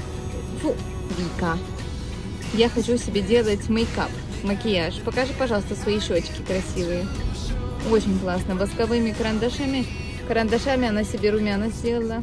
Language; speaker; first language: Russian; native; Russian